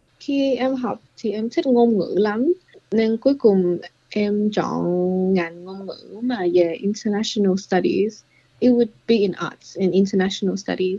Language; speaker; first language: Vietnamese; early bilingual, heritage; English